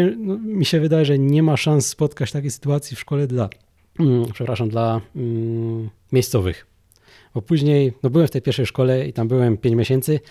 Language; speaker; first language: Polish; native; Polish